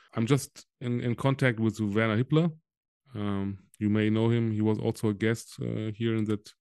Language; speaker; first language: English; non-native, fluent; German